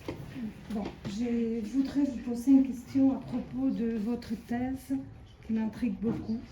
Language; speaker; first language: French; non-native, fluent; Spanish